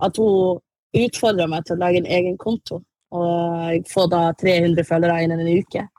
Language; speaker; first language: Norwegian; early bilingual, other home language; Arabic